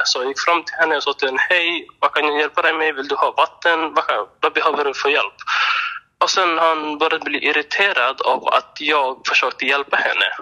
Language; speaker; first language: Swedish; non-native, fluent; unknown